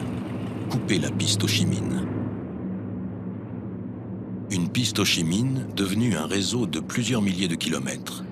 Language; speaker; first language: French; native; French